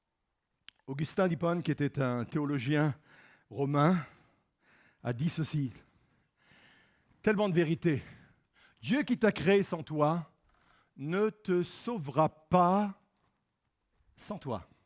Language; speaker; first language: French; native; French